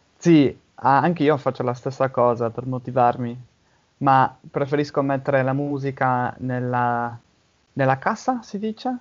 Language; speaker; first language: Italian; non-native, learner; English